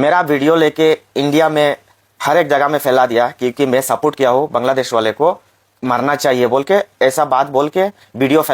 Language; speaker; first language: Hindi; non-native, local second language; Bangla